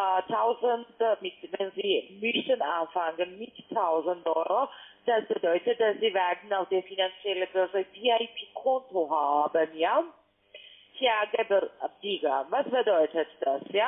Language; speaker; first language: German; non-native, fluent; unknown